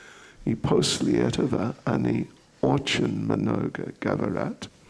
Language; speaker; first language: Russian; non-native, learner; English